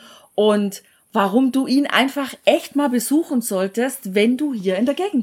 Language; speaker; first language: German; native; German